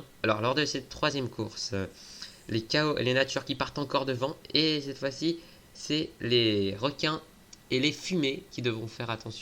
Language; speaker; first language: French; native; French